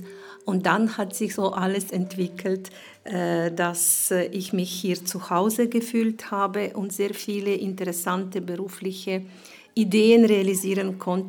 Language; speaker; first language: German; non-native, fluent; Ukrainian